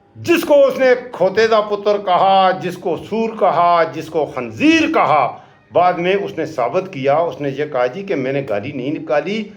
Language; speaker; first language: Urdu; non-native, local second language; Pashto